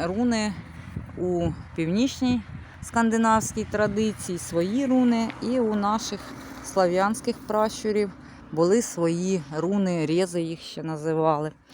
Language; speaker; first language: Ukrainian; non-native, local second language; Russian